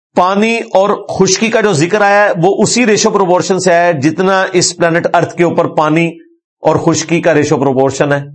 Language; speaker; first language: Urdu; non-native, local second language; Punjabi